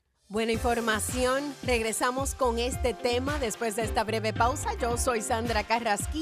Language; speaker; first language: Spanish; native; Spanish